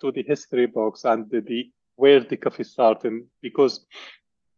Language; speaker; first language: English; non-native, learner; Arabic